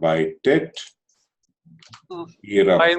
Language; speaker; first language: German; non-native, fluent; Telugu